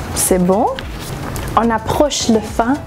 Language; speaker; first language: French; non-native, learner; English